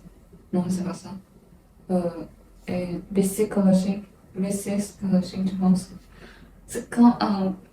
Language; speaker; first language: French; non-native, learner; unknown